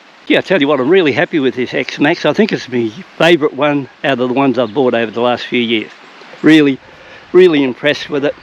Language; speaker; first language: English; native; English